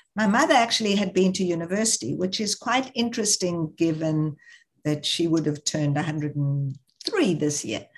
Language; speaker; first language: English; native; English